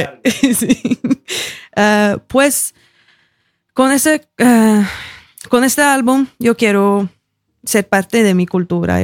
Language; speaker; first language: Spanish; early bilingual, heritage; Spanish